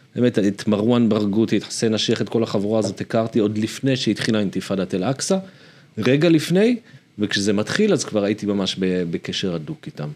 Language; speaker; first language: Hebrew; native; Hebrew